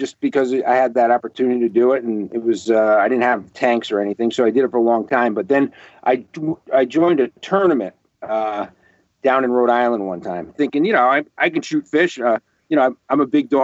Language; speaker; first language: English; native; English